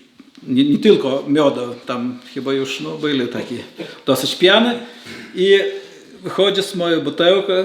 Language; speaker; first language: Polish; non-native, learner; Lithuanian